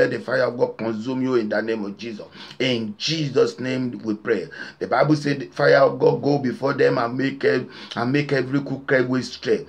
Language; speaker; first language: English; non-native, local second language; Yoruba